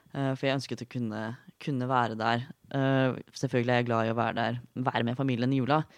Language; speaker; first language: Norwegian; native; Norwegian